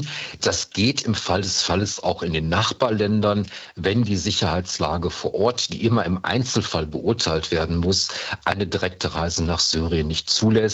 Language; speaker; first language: German; native; German